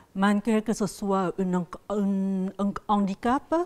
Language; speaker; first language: French; non-native, fluent; Thai